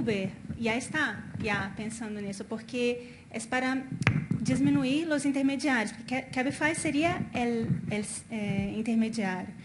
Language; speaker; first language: Spanish; non-native, fluent; Portuguese